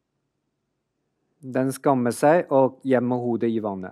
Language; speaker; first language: Norwegian; non-native, fluent; Chinese